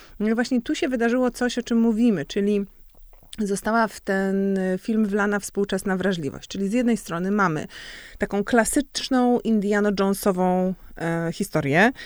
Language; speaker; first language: Polish; native; Polish